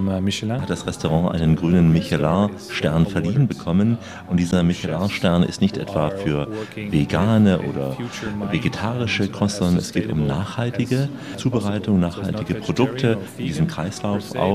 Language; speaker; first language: German; native; German